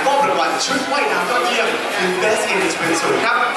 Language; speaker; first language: Thai; native; Thai